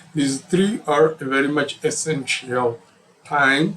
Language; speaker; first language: English; non-native, local second language; Telugu